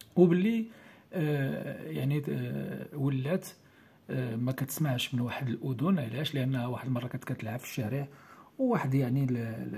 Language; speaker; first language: French; non-native, local second language; Arabic